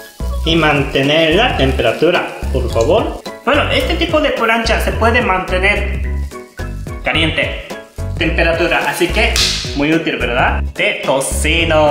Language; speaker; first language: Spanish; non-native, learner; Japanese